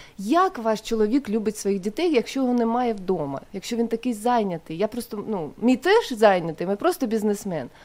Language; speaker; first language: Ukrainian; non-native, local second language; Russian